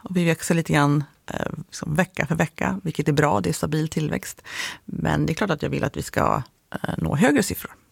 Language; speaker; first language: Swedish; native; Swedish